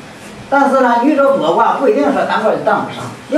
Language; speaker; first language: Chinese; native; Chinese